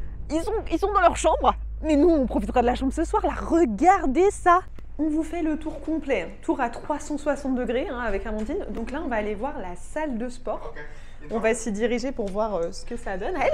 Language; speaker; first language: French; native; French